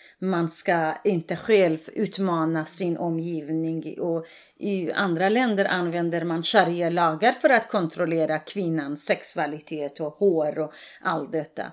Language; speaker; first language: Swedish; non-native, fluent; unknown